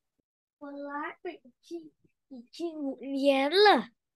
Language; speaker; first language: Chinese; non-native, learner; Vietnamese